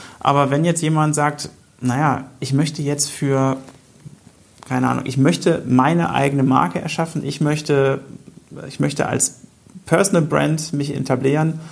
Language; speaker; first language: German; native; German